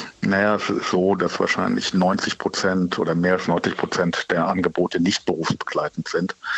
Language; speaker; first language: German; native; German